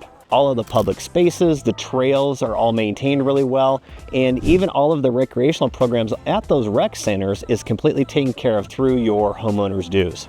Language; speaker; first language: English; native; English